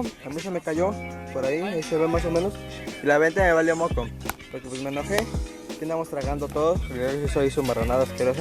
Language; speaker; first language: Spanish; native; Spanish